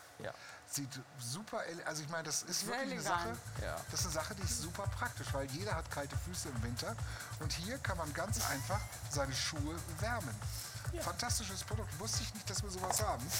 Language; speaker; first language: German; native; German